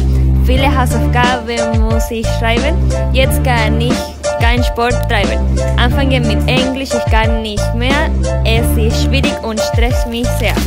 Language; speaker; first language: German; non-native, learner; Spanish